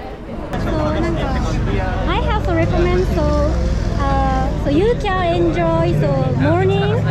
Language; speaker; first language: English; non-native, learner; Japanese